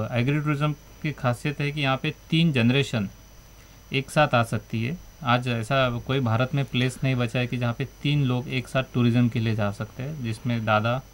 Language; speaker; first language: Hindi; non-native, local second language; Marathi